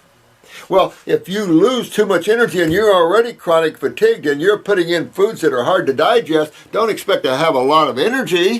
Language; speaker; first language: English; native; English